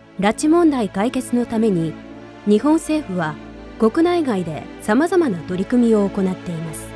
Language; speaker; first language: Japanese; native; Japanese